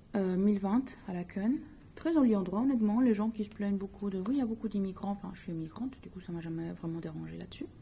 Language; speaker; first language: French; early bilingual, other home language; Spanish